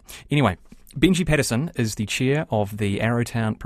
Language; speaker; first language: English; native; English